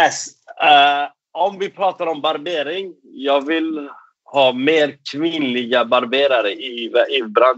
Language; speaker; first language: Swedish; non-native, fluent; Persian